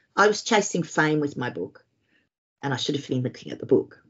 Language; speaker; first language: English; native; English